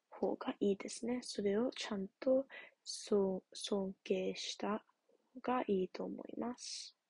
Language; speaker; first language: Japanese; non-native, learner; English